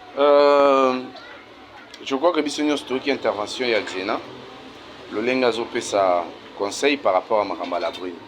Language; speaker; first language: Lingala; native; Lingala